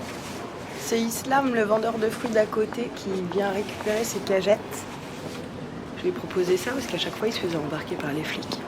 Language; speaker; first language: French; native; French